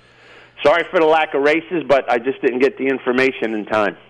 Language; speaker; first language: English; native; English